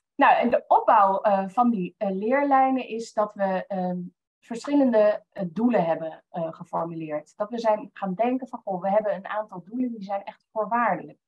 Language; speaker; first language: Dutch; native; Dutch